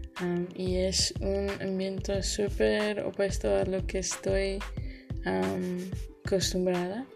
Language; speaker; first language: Spanish; early bilingual, heritage; Spanish